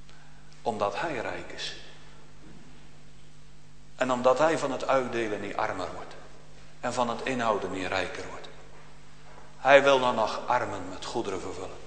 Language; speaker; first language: Dutch; native; Dutch